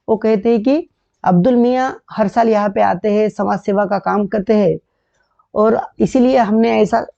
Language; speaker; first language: Hindi; non-native, local second language; Marathi